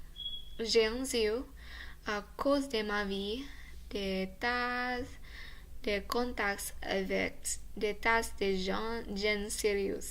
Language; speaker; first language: French; non-native, learner; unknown